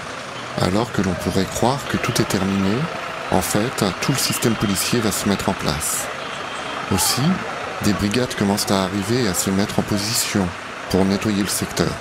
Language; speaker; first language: French; native; French